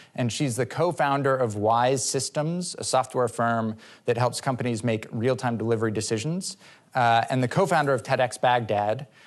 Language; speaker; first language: English; native; English